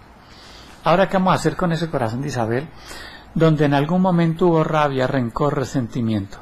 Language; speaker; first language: Spanish; native; Spanish